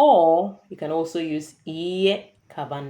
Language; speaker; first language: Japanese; non-native, fluent; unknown